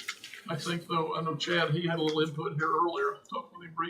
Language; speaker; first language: English; native; English